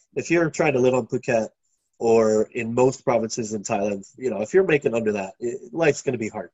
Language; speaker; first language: English; native; English